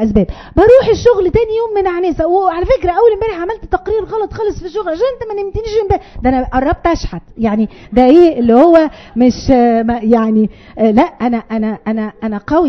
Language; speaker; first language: Arabic; native; Arabic